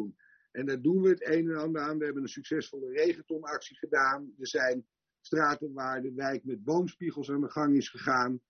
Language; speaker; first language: Dutch; native; Dutch